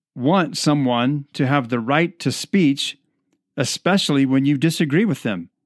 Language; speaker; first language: English; native; English